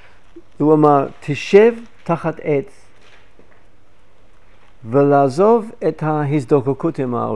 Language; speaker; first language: Hebrew; non-native, fluent; English